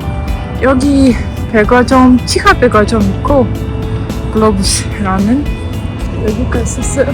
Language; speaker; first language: Korean; non-native, learner; Ukrainian